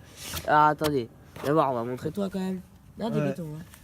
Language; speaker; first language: French; native; French